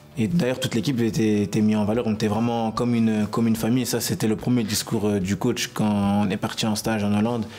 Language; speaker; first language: French; native; French